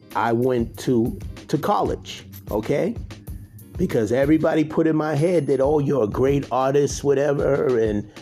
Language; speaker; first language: English; native; English